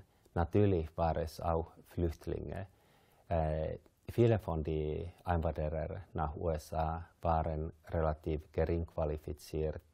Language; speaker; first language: German; non-native, fluent; Finnish